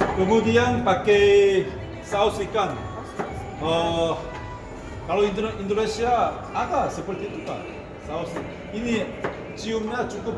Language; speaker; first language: Indonesian; non-native, learner; Korean